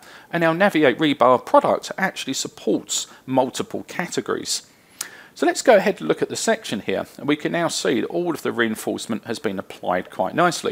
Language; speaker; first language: English; native; English